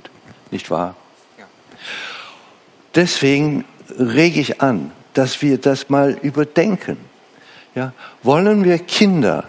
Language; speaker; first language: German; non-native, fluent; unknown